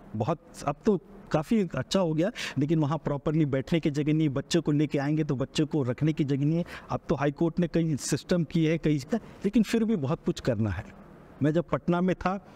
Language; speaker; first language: Hindi; native; Hindi